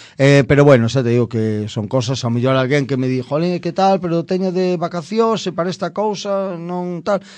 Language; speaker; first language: Galician; non-native, local second language; Spanish